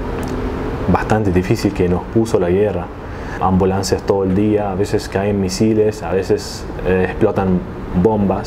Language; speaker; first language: Spanish; non-native, fluent; Arabic